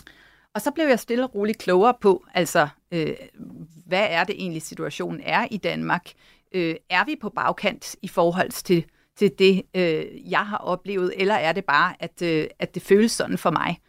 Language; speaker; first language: Danish; native; Danish